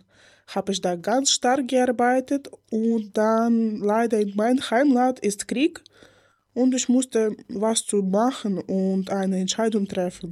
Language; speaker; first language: German; non-native, learner; Ukrainian